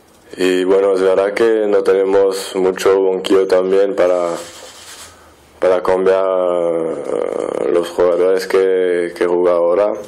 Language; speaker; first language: Spanish; non-native, fluent; French